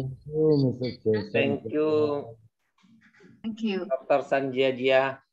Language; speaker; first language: English; non-native, learner; Indonesian